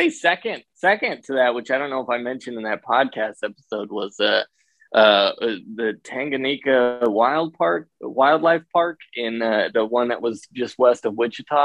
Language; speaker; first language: English; native; English